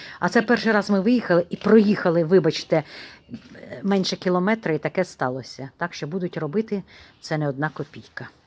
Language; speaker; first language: Ukrainian; non-native, local second language; Russian